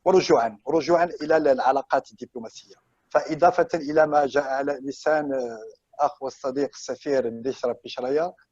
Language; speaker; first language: Arabic; native; Arabic